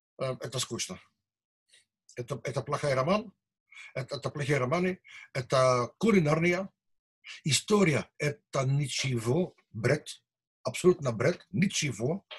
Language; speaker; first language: Russian; non-native, learner; Dutch